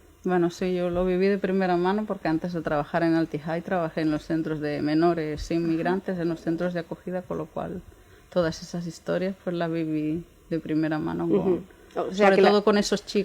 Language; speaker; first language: Spanish; native; Spanish